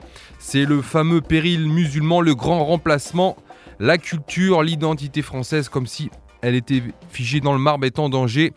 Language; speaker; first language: French; native; French